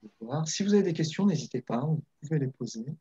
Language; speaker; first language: French; native; French